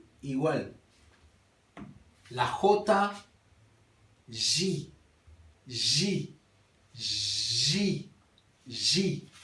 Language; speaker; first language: Spanish; non-native, learner; Haitian Creole